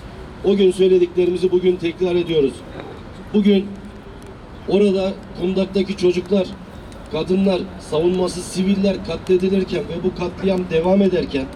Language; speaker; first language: Turkish; native; Turkish